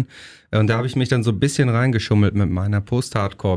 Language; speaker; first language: German; native; German